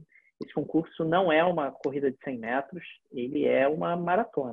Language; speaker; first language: Portuguese; native; Portuguese